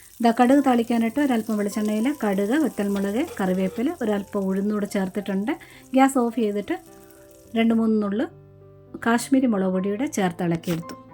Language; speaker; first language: Malayalam; native; Malayalam